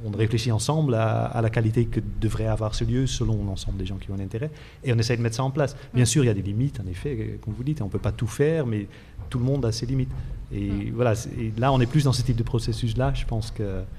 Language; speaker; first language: French; non-native, fluent; Dutch